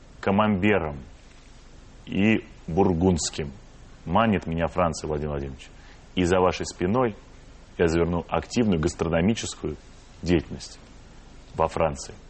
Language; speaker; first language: Russian; native; Russian